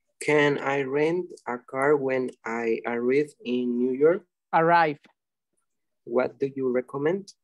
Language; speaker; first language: English; non-native, learner; Spanish